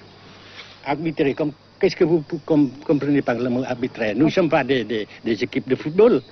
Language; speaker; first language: French; non-native, local second language; Vietnamese